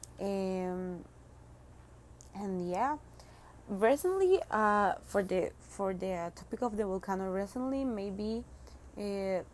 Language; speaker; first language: English; non-native, learner; Spanish